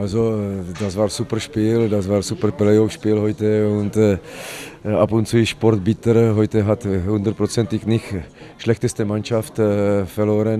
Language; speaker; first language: German; non-native, fluent; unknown